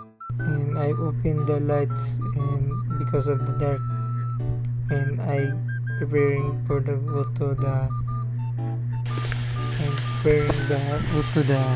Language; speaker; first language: English; non-native, learner; Cebuano